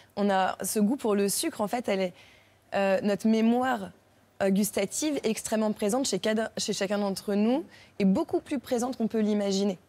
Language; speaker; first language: French; native; French